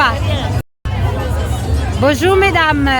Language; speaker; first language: French; non-native, learner; Italian